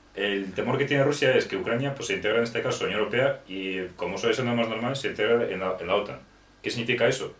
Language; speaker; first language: Spanish; non-native, fluent; Ukrainian